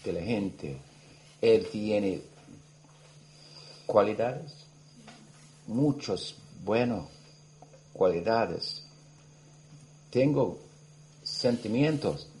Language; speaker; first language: Spanish; non-native, learner; English